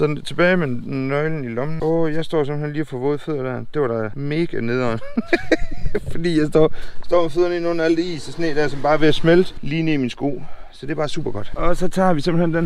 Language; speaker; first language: Danish; native; Danish